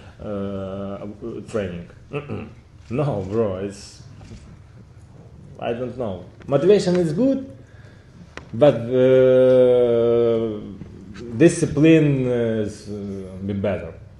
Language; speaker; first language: English; non-native, learner; Ukrainian